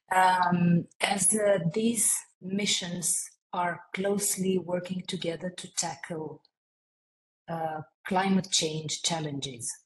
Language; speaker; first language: English; non-native, fluent; Romanian